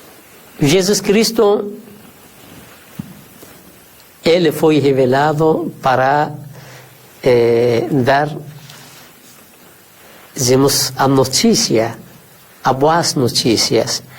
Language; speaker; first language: Portuguese; non-native, fluent; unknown